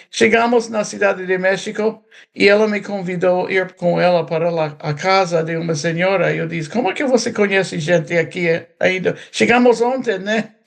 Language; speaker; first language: Portuguese; non-native, fluent; English